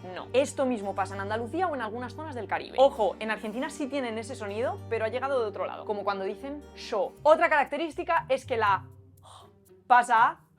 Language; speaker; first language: Spanish; native; Spanish